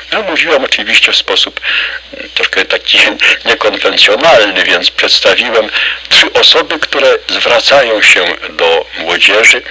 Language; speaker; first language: Polish; native; Polish